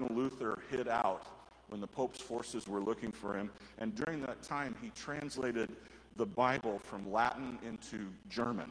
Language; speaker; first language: English; native; English